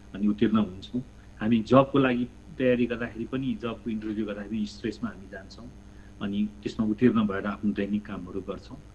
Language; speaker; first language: Nepali; native; Nepali